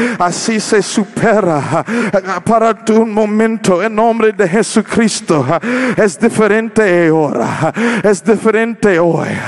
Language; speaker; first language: Spanish; non-native, learner; English